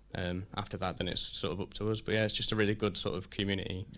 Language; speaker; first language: English; native; English